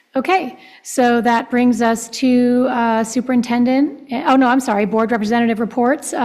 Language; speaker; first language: English; non-native, fluent; Spanish